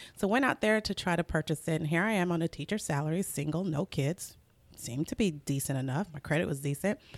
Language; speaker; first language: English; early bilingual, other home language; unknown